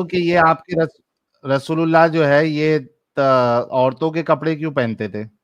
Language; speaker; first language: Hindi; native; Hindi